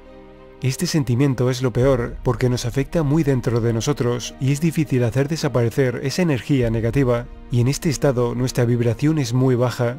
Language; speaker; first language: Spanish; native; Spanish